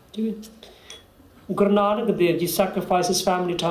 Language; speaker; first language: English; early bilingual, other home language; Punjabi